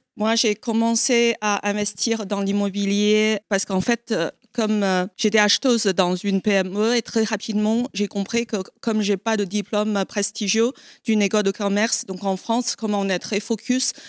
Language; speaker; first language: French; non-native, fluent; Chinese